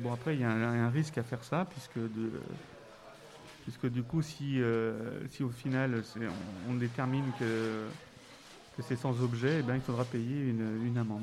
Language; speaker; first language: French; native; French